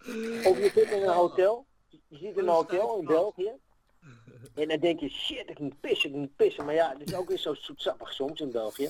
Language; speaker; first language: Dutch; native; Dutch